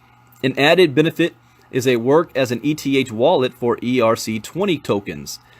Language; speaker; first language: English; native; English